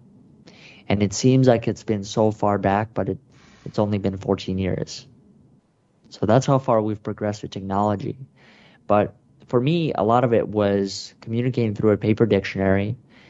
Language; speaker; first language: English; early bilingual, other home language; Russian